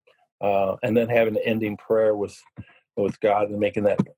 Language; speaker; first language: English; native; English